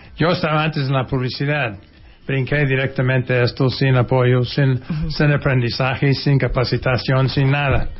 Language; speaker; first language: Spanish; non-native, fluent; English